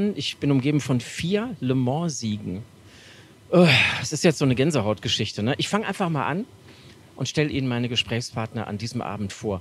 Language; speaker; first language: German; native; German